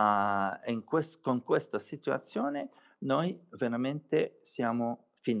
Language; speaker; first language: Italian; non-native, fluent; Arabic